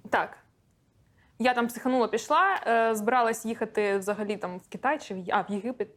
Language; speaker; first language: Ukrainian; non-native, local second language; Russian